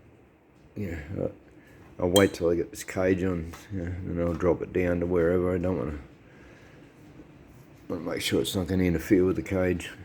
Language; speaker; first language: English; native; English